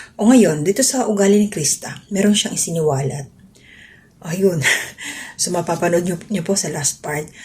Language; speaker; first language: Filipino; non-native, local second language; Waray